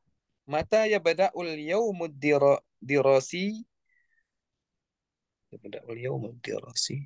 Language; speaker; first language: Arabic; non-native, learner; Indonesian